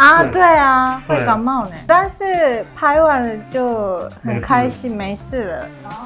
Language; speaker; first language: Chinese; early bilingual, heritage; Japanese